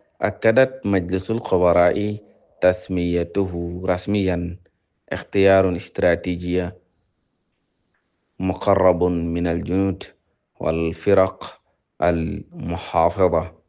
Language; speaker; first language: Arabic; non-native, fluent; Wolof